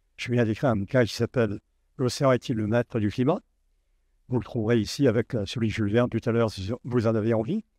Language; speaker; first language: French; native; French